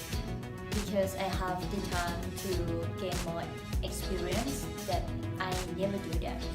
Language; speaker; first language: English; non-native, fluent; Thai